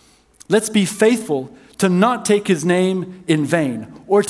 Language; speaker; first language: English; native; English